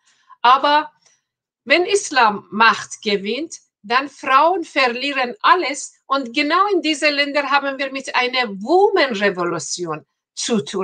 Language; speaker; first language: German; non-native, fluent; Persian